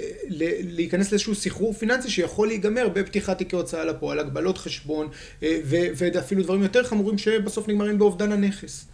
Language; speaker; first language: Hebrew; native; Hebrew